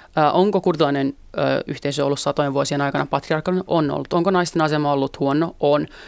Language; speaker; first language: Finnish; early bilingual, other home language; Kurdish